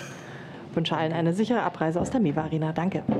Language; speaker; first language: German; native; German